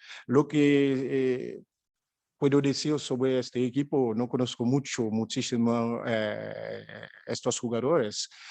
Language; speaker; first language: Spanish; non-native, fluent; French